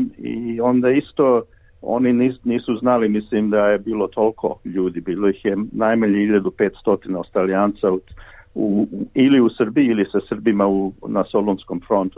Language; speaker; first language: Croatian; early bilingual, heritage; Serbian